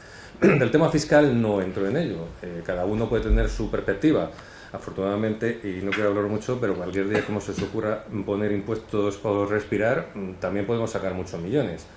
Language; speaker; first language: Spanish; native; Spanish